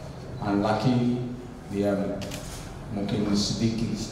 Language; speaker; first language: Indonesian; non-native, fluent; Serbian